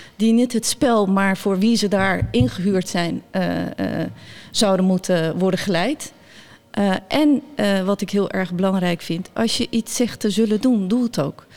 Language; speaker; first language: Dutch; early bilingual, other home language; Turkish